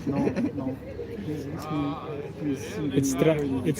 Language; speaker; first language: English; non-native, learner; Ukrainian